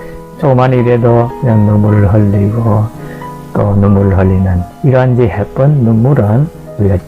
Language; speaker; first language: Korean; native; Korean